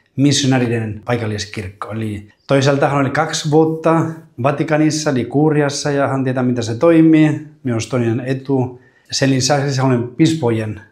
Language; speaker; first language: Finnish; non-native, fluent; Spanish